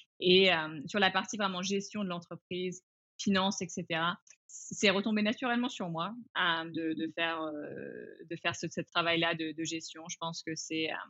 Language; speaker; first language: French; early bilingual, other home language; English